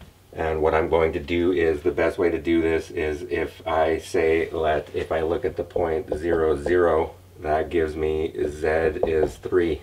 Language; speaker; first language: English; native; English